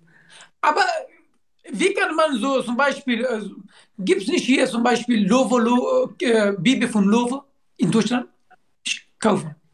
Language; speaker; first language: German; non-native, learner; Turkish